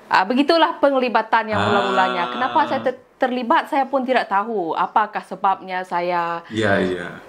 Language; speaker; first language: Malay; non-native, local second language; Iban